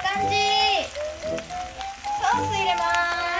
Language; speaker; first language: Japanese; native; Japanese